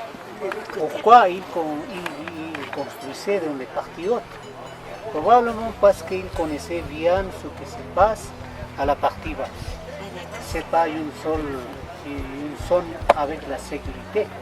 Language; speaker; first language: French; non-native, fluent; Spanish